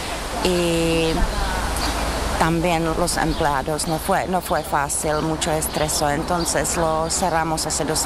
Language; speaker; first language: Spanish; non-native, fluent; Czech